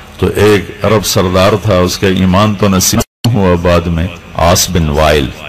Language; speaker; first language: Urdu; non-native, local second language; Punjabi